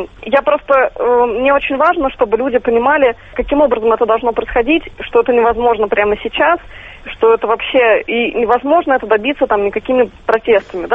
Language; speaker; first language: Russian; native; Russian